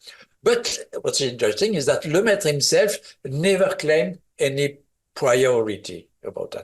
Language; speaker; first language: English; non-native, fluent; French